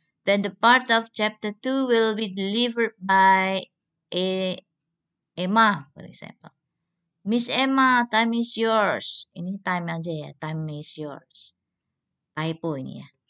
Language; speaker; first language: English; non-native, fluent; Indonesian